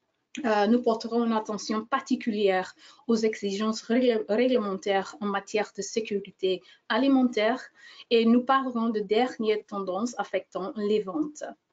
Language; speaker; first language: French; non-native, fluent; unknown